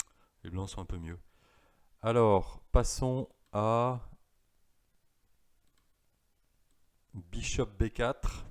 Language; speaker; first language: French; native; French